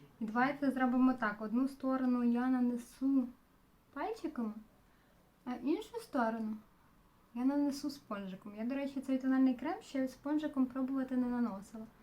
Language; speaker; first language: Ukrainian; non-native, local second language; Russian